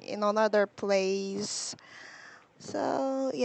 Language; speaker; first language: English; non-native, learner; Korean